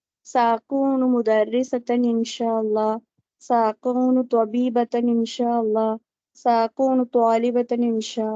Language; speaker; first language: Arabic; non-native, learner; Tamil